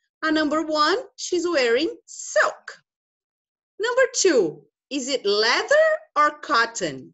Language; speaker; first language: English; non-native, fluent; Portuguese